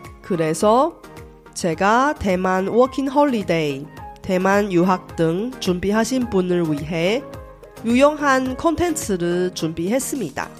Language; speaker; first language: Korean; non-native, fluent; Chinese